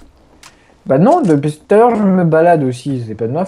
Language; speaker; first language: French; native; French